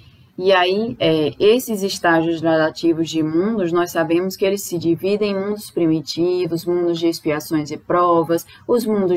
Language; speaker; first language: Portuguese; native; Portuguese